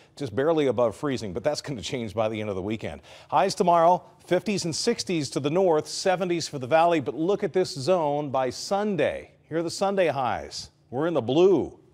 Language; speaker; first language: English; native; English